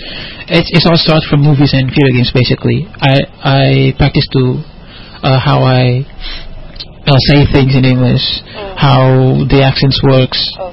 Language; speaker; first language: English; non-native, learner; Indonesian